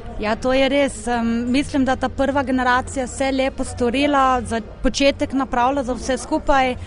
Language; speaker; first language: Slovenian; early bilingual, heritage; Slovenian